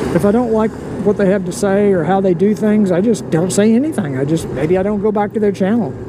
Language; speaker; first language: English; native; English